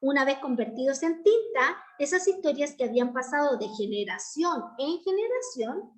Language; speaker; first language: Spanish; native; Spanish